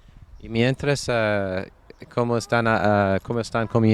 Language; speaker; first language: Spanish; non-native, learner; English